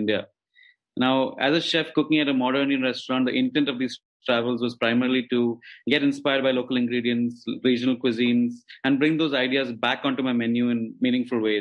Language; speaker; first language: English; non-native, local second language; Malayalam